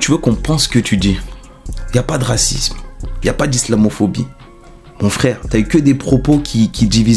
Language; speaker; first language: French; native; French